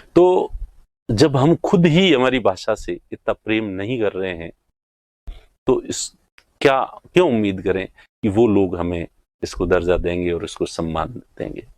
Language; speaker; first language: Hindi; native; Hindi